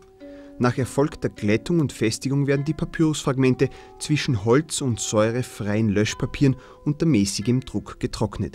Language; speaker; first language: German; native; German